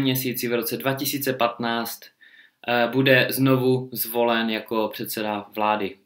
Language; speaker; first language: Czech; native; Czech